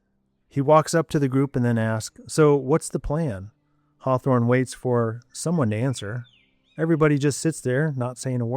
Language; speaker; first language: English; native; English